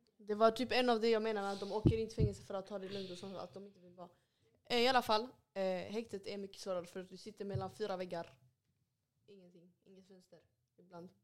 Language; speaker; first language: Swedish; early bilingual, other home language; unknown